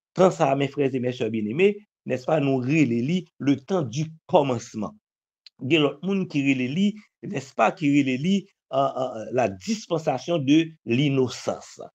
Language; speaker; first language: French; non-native, local second language; Haitian Creole